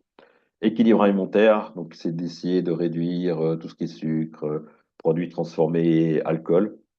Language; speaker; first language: French; native; French